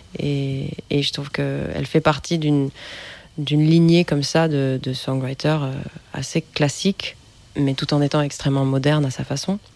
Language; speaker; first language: French; native; French